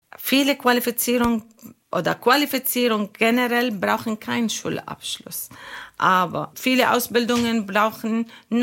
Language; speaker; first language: German; non-native, fluent; Arabic